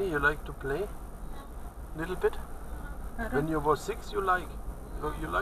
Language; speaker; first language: English; non-native, learner; German